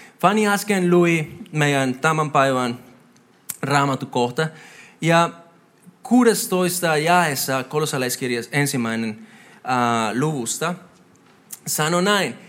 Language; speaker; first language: Finnish; non-native, fluent; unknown